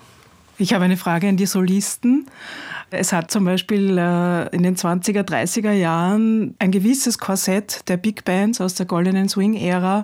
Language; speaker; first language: German; native; German